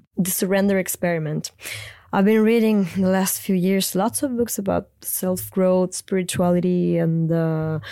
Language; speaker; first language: English; non-native, fluent; Italian